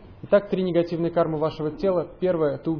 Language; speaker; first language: Russian; native; Russian